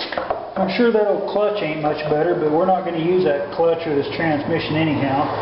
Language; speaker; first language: English; native; English